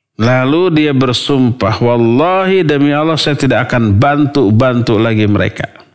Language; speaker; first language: Indonesian; non-native, local second language; Sundanese